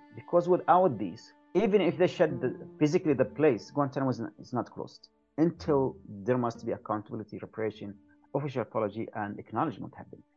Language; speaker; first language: English; non-native, fluent; Arabic